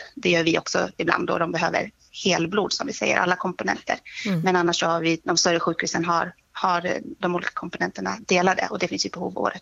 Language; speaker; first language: Swedish; native; Swedish